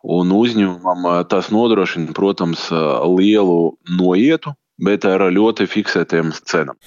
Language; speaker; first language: Latvian; non-native, local second language; Russian